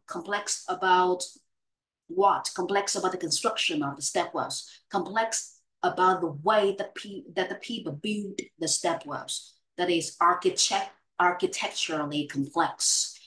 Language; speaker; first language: English; non-native, fluent; Vietnamese